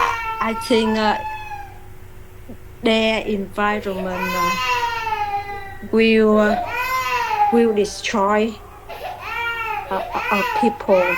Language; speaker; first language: English; non-native, learner; Vietnamese